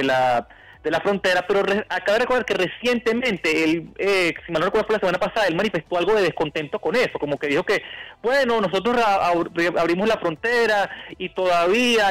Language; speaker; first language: Spanish; native; Spanish